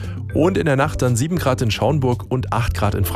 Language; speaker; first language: German; native; German